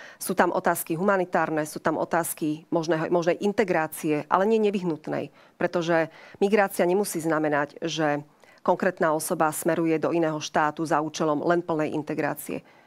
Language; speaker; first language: Slovak; native; Slovak